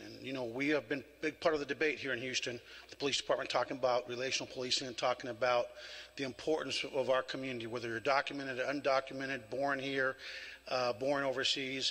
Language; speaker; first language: English; early bilingual, other home language; Spanish